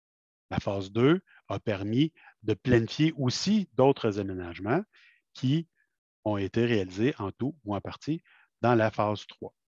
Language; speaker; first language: French; native; French